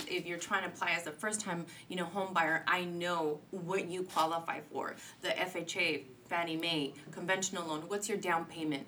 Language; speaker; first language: English; native; English